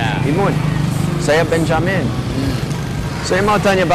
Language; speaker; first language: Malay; non-native, fluent; English